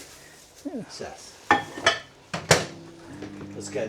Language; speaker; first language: Russian; non-native, fluent; Uzbek